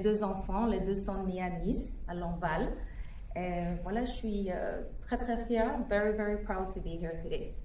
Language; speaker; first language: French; non-native, fluent; English